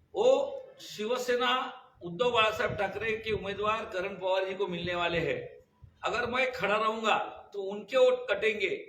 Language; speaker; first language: Hindi; non-native, local second language; Marathi